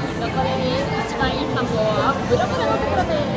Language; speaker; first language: Japanese; non-native, learner; German